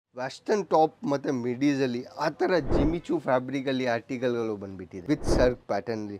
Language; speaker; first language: Kannada; non-native, local second language; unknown